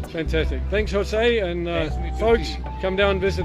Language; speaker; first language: English; native; English